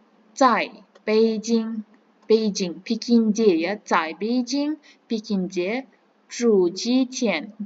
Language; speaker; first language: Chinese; non-native, fluent; Kazakh